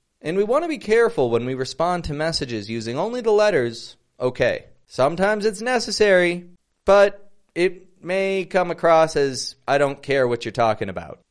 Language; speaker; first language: English; native; English